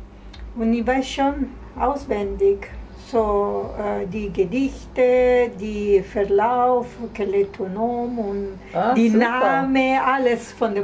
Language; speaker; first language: German; non-native, learner; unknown